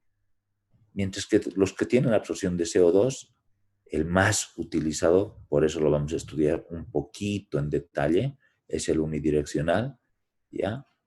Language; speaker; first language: Spanish; native; Spanish